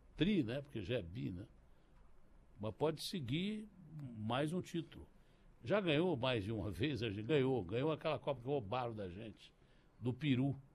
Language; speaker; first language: Portuguese; native; Portuguese